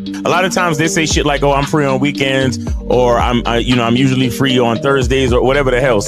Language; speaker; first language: English; native; English